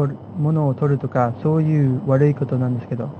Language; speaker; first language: Japanese; non-native, fluent; English